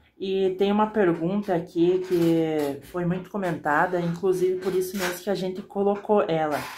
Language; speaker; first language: Portuguese; native; Portuguese